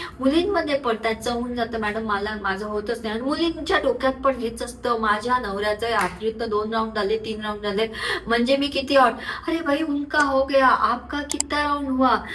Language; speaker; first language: Marathi; non-native, local second language; Urdu